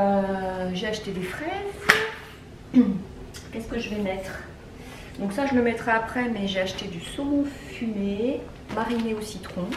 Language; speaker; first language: French; native; French